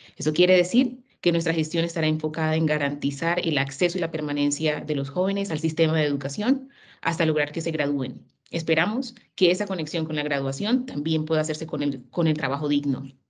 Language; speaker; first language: Spanish; native; Spanish